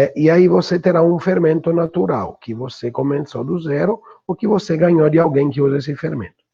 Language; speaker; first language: Portuguese; non-native, fluent; Italian